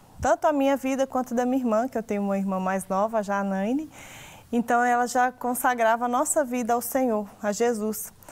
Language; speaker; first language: Portuguese; native; Portuguese